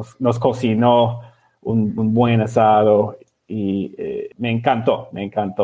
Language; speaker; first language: Spanish; non-native, learner; English